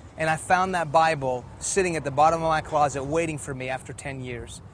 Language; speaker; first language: English; early bilingual, other home language; Persian